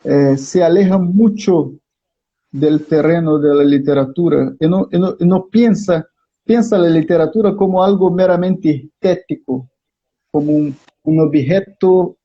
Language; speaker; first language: Spanish; non-native, fluent; Portuguese